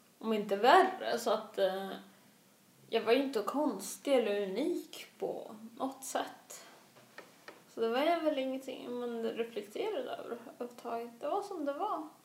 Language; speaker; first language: Swedish; early bilingual, other home language; Russian